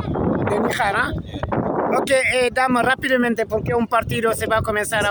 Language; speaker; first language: Spanish; non-native, learner; French